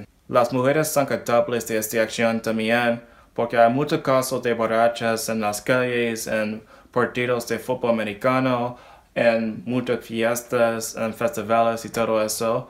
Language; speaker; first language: Spanish; non-native, learner; English